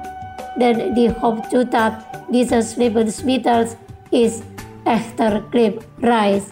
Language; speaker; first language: German; non-native, fluent; Indonesian